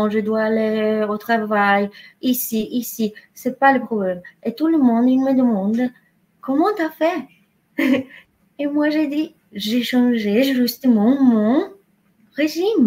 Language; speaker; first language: French; non-native, fluent; Polish